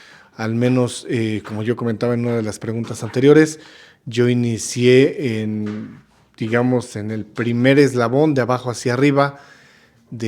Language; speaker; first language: Spanish; native; Spanish